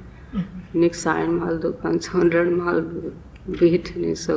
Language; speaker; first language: German; non-native, learner; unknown